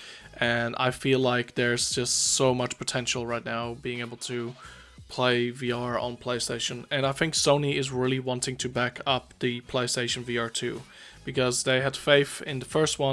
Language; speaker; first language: English; native; English